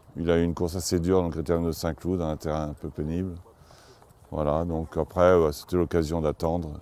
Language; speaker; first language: French; native; French